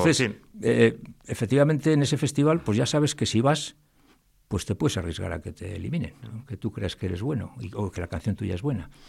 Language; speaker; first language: Spanish; native; Spanish